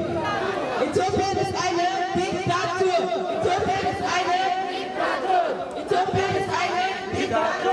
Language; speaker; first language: German; non-native, learner; Oromo